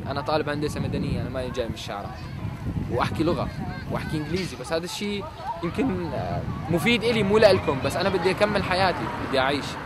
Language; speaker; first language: Arabic; native; Arabic